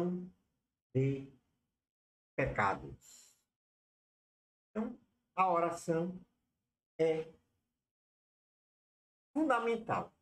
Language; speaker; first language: Portuguese; native; Portuguese